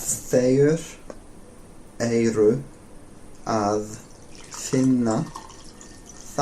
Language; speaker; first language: Icelandic; non-native, learner; English